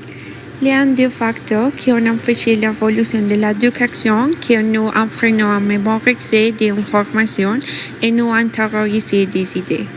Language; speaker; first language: French; non-native, learner; Spanish